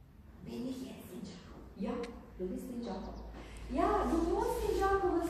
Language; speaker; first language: German; non-native, fluent; Croatian